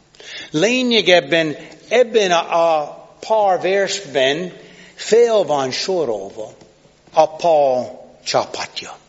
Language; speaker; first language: Hungarian; non-native, fluent; English